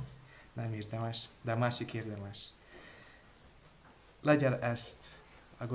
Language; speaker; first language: Hungarian; non-native, learner; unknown